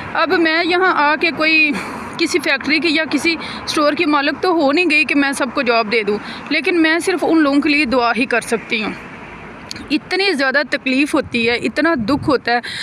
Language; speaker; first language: Urdu; non-native, local second language; Punjabi